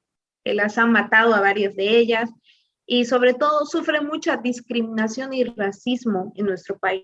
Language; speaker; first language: Spanish; native; Spanish